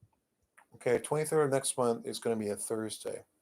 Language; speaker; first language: English; native; English